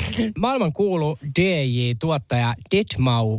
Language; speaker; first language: Finnish; native; Finnish